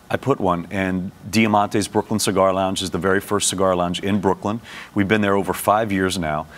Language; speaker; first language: English; native; English